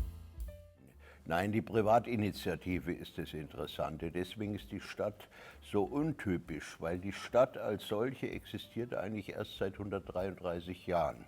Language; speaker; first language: German; native; German